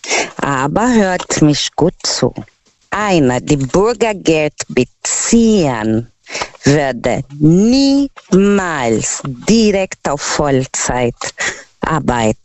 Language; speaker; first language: German; non-native, learner; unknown